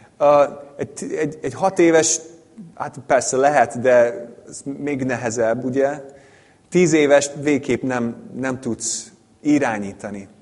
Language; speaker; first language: Hungarian; non-native, fluent; English